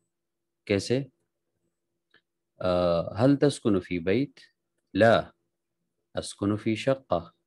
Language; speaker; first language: Arabic; non-native, fluent; Urdu